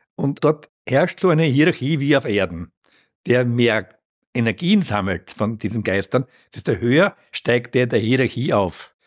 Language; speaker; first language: German; native; German